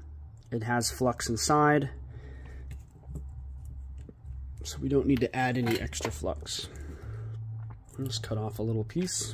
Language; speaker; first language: English; native; English